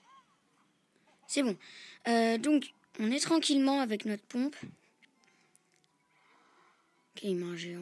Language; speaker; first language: French; native; French